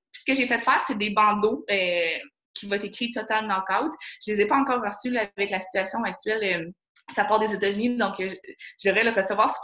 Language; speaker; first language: French; native; French